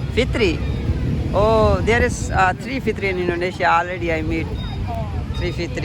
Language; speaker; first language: English; non-native, learner; Saraiki